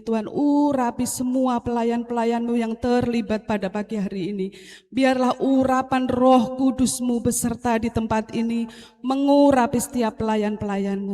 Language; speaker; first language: Indonesian; native; Indonesian